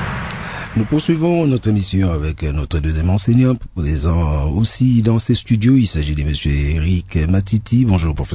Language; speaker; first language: French; native; French